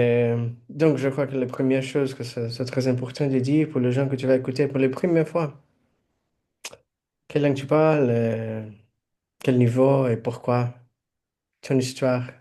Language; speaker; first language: French; non-native, fluent; Portuguese